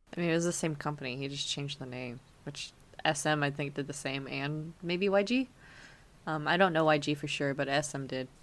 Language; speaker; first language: English; native; English